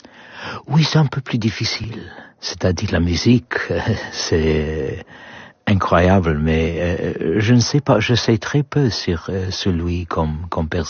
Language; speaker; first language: French; non-native, learner; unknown